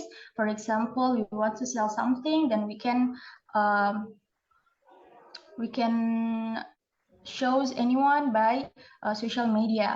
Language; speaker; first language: English; non-native, learner; Indonesian